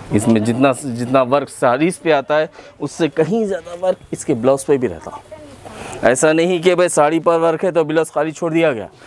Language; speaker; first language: Hindi; non-native, local second language; Urdu